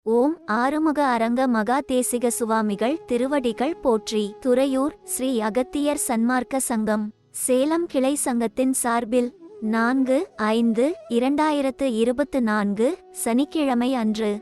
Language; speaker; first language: Tamil; native; Tamil